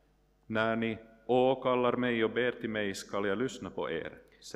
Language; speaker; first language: Swedish; non-native, local second language; Finnish